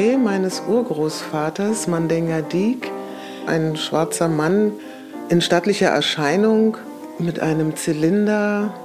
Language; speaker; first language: German; native; German